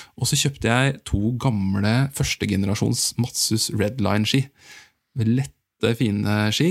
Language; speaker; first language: Norwegian; native; Norwegian